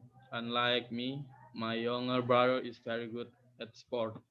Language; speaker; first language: English; non-native, learner; Indonesian